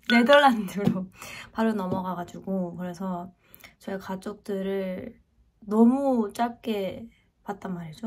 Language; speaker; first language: Korean; non-native, fluent; Thai